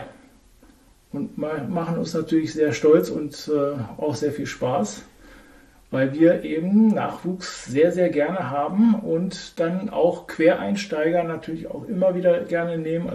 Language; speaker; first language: German; native; German